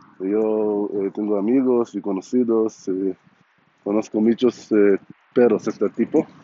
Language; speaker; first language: Spanish; non-native, learner; Hebrew